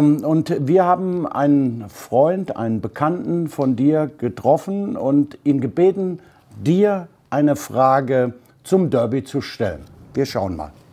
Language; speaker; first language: German; native; German